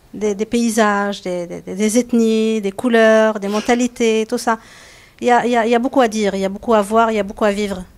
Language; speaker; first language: French; non-native, local second language; Arabic